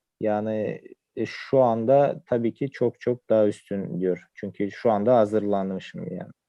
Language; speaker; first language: Turkish; non-native, fluent; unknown